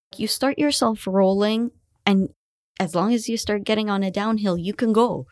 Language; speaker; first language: English; early bilingual, other home language; Arabic